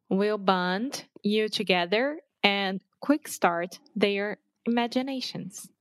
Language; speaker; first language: English; non-native, fluent; Portuguese